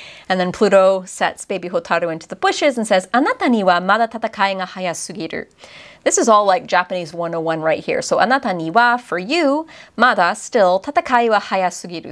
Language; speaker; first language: English; native; English